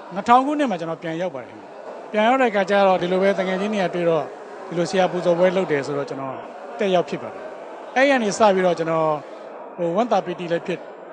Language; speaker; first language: Burmese; native; Burmese